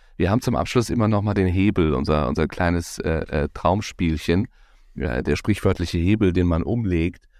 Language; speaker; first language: German; native; German